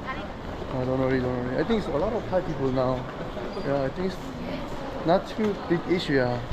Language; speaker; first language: English; non-native, learner; Korean